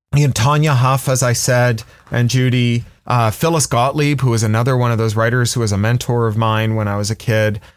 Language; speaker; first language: English; native; English